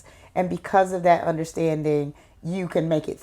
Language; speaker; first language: English; native; English